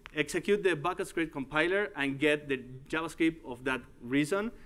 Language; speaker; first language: English; non-native, fluent; Spanish